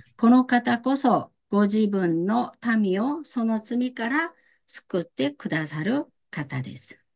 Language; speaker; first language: Japanese; non-native, fluent; Korean